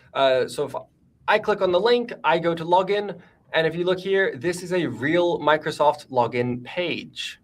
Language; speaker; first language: English; native; English